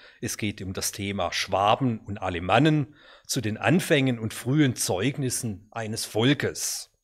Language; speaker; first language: German; native; German